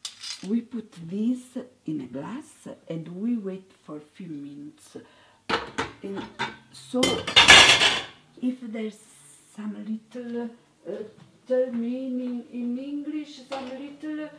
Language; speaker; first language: English; non-native, learner; Italian